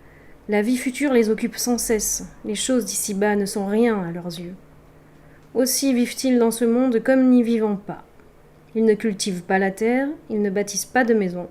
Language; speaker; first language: French; native; French